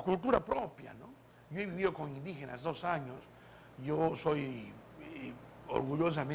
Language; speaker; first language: Spanish; native; Spanish